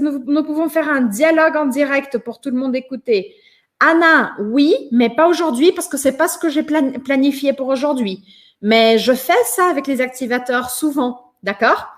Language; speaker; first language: French; non-native, fluent; Portuguese